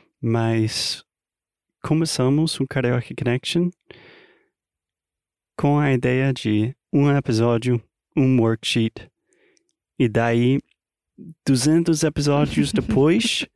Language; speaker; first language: Portuguese; non-native, fluent; English